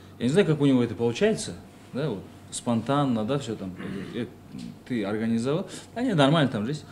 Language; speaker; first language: Russian; non-native, local second language; Kazakh